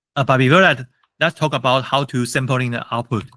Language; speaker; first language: English; non-native, fluent; Chinese